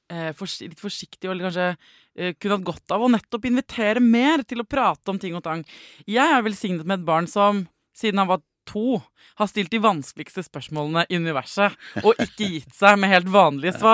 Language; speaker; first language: Norwegian; native; Norwegian